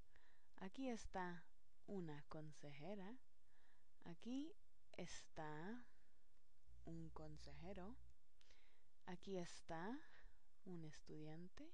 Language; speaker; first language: Spanish; non-native, fluent; English